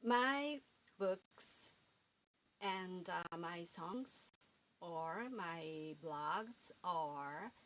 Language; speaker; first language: English; non-native, fluent; Japanese